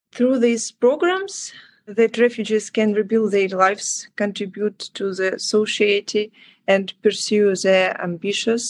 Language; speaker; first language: English; non-native, learner; Ukrainian